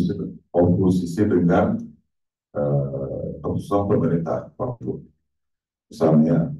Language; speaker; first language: Indonesian; non-native, fluent; Turkish